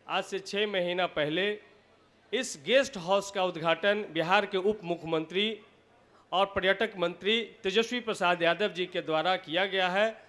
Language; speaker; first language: Hindi; native; Hindi